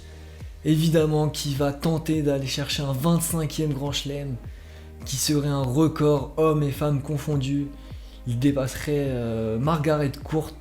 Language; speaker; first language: French; native; French